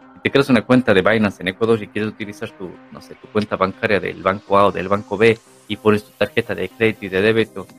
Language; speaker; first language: Spanish; native; Spanish